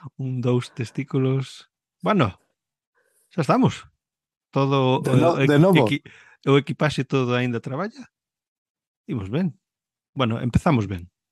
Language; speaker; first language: Galician; early bilingual, heritage; Galician